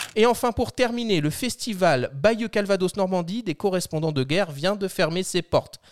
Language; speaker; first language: French; native; French